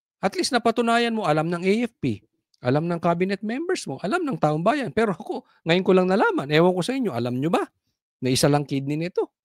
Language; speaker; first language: Filipino; native; Filipino